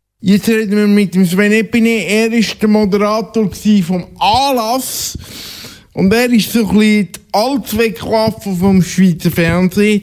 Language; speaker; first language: German; native; German